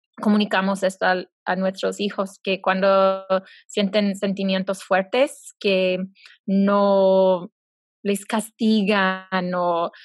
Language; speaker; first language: Spanish; non-native, fluent; English